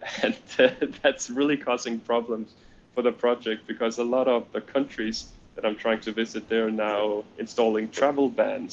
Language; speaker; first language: English; non-native, fluent; Danish